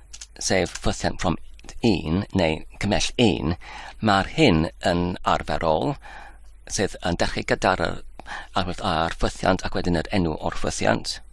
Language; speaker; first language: Welsh; non-native, learner; Polish